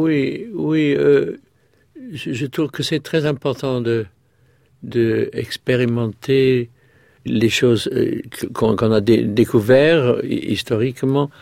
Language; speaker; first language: French; non-native, fluent; English